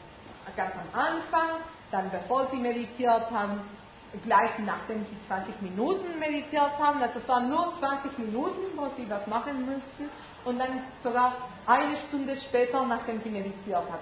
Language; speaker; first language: German; non-native, fluent; Spanish